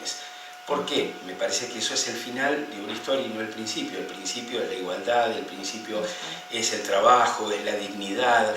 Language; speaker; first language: Spanish; native; Spanish